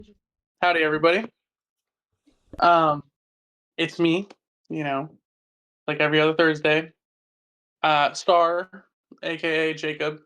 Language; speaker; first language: English; native; English